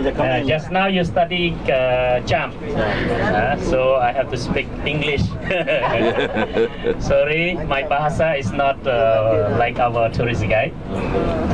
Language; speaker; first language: English; non-native, local second language; Khmer